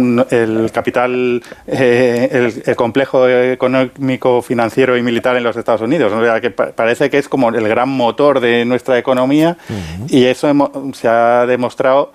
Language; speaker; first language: Spanish; native; Spanish